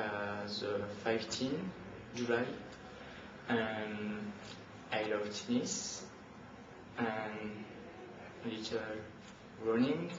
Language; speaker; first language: English; non-native, learner; French